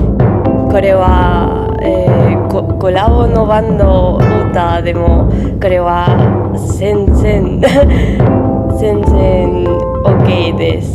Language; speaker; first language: Japanese; non-native, learner; Spanish